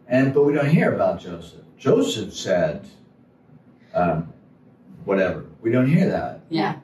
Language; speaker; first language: English; native; English